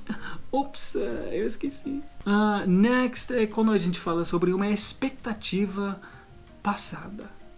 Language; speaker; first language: Portuguese; non-native, fluent; English